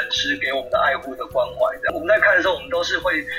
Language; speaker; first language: Chinese; non-native, local second language; Min Nan Chinese